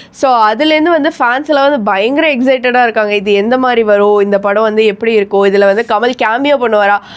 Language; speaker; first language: Tamil; native; Tamil